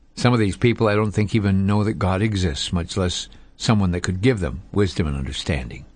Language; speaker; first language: English; native; English